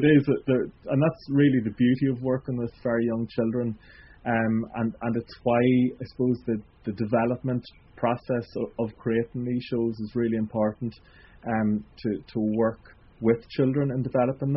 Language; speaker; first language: English; native; English